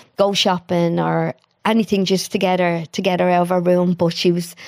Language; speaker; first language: English; native; English